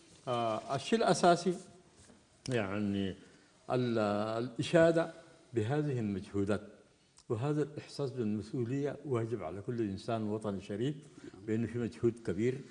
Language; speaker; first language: Arabic; native; Arabic